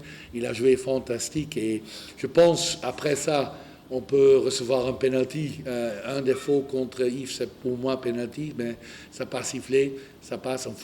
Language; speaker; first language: French; non-native, learner; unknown